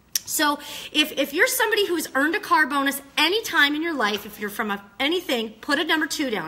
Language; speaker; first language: English; native; English